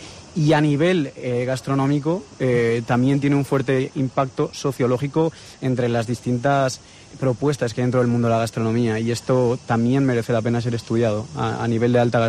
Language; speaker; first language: Spanish; native; Spanish